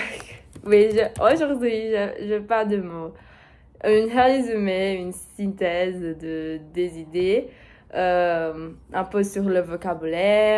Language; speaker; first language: French; non-native, learner; Portuguese